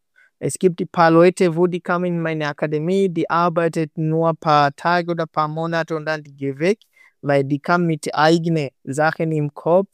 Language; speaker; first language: German; non-native, learner; Swahili